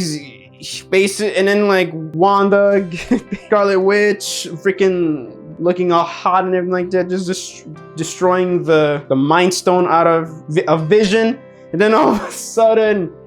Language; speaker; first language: English; native; English